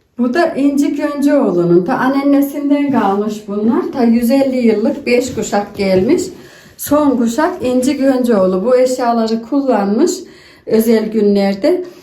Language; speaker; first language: Turkish; native; Turkish